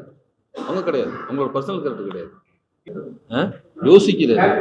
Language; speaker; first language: Tamil; native; Tamil